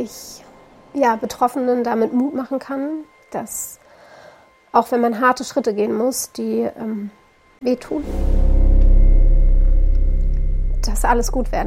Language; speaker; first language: German; native; German